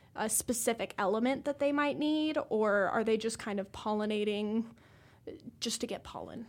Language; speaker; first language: English; native; English